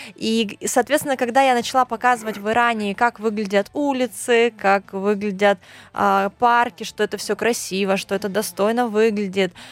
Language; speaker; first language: Russian; native; Russian